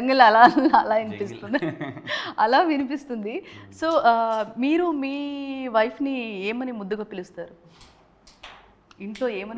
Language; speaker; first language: Telugu; native; Telugu